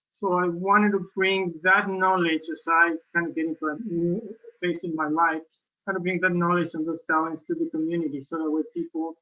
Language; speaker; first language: English; non-native, fluent; Spanish